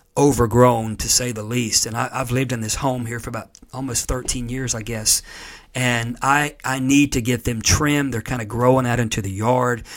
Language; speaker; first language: English; native; English